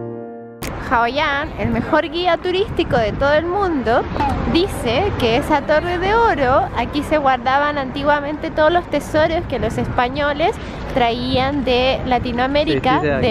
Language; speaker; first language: Spanish; native; Spanish